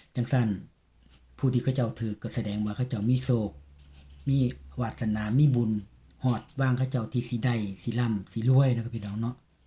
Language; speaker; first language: Thai; native; Thai